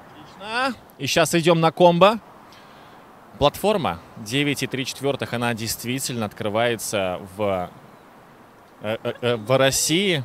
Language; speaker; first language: Russian; native; Russian